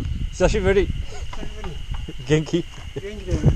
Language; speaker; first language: Japanese; non-native, fluent; English